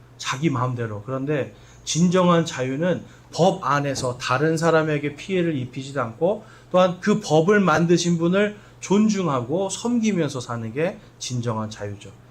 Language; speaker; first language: Korean; native; Korean